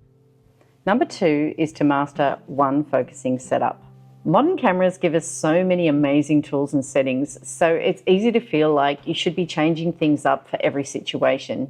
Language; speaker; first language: English; native; English